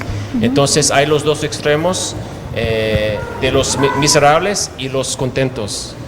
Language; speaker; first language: Spanish; non-native, fluent; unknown